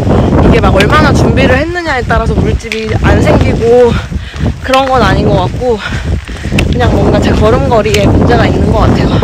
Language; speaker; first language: Korean; native; Korean